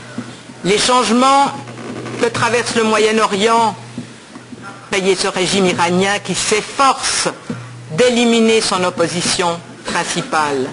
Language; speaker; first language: French; native; French